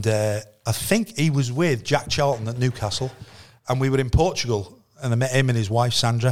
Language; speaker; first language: English; native; English